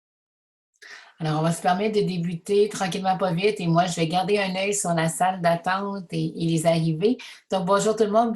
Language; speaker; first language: French; native; French